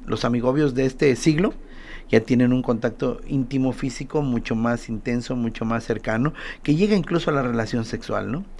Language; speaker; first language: Spanish; native; Spanish